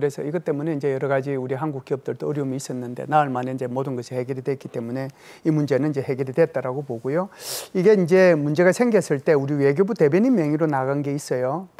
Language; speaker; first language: Korean; native; Korean